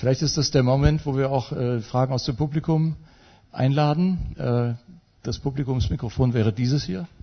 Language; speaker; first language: German; native; German